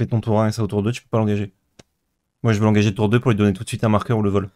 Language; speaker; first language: French; native; French